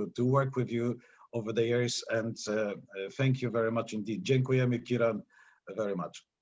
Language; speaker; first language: English; non-native, fluent; Polish